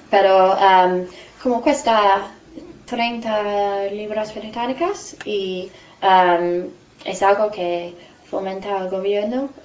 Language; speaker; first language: Spanish; non-native, learner; English